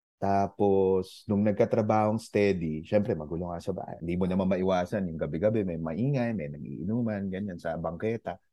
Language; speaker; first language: Filipino; native; Filipino